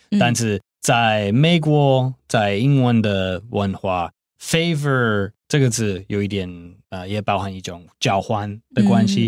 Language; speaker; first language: Chinese; non-native, fluent; English